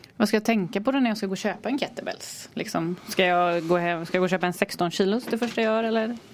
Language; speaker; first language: Swedish; native; Swedish